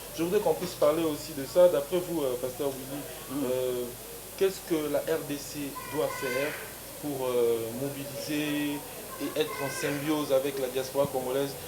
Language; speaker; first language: French; non-native, local second language; Lingala